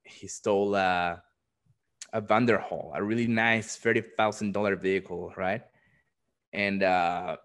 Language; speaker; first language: English; non-native, fluent; Spanish